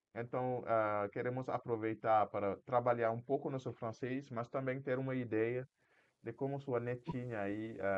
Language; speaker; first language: Portuguese; non-native, fluent; French